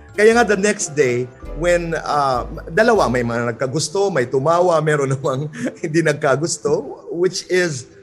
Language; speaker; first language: Filipino; native; Filipino